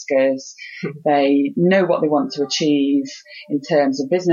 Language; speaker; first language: English; native; English